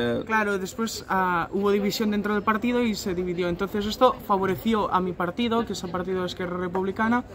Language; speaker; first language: Spanish; native; Spanish